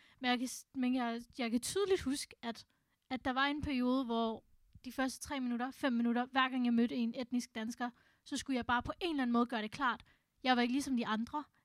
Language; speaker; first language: Danish; early bilingual, other home language; Urdu